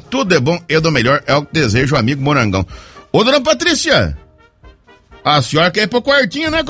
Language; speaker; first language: Portuguese; native; Portuguese